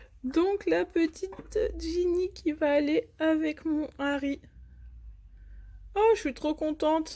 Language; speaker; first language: French; native; French